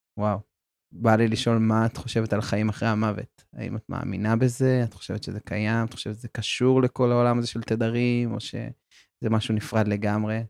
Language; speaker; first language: Hebrew; native; Hebrew